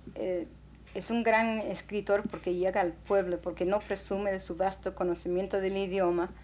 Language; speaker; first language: Spanish; non-native, fluent; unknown